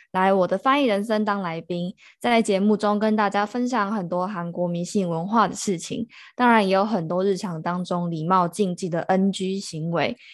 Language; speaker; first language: Chinese; native; Chinese